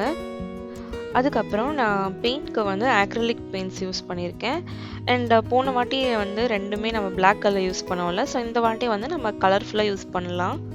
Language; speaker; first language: Tamil; native; Tamil